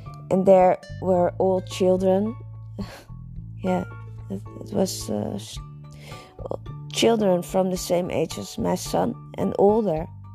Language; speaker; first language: English; non-native, learner; Dutch